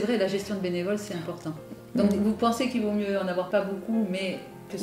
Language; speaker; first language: French; native; French